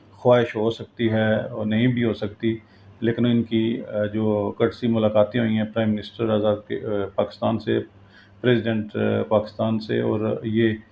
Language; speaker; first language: Urdu; non-native, local second language; Pahari-Potwari